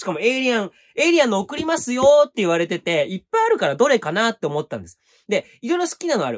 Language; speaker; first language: Japanese; native; Japanese